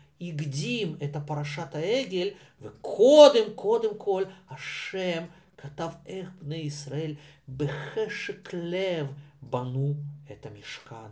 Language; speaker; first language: Hebrew; non-native, fluent; Russian